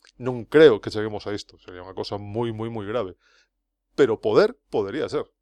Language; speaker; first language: Galician; non-native, local second language; Spanish